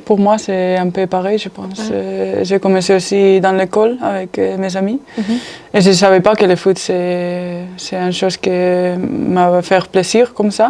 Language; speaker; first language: French; non-native, fluent; Spanish